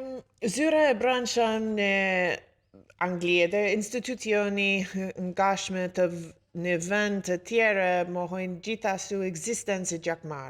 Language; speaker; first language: Albanian; non-native, learner; English